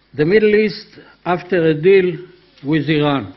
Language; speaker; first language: English; non-native, fluent; Hebrew